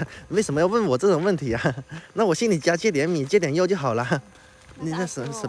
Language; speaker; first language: Chinese; native; Chinese